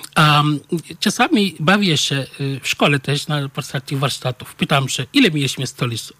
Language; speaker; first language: Polish; non-native, fluent; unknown